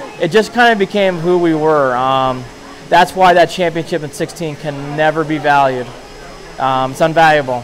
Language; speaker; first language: English; native; English